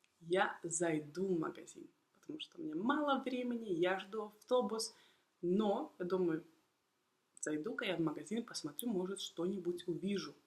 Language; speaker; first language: Russian; native; Russian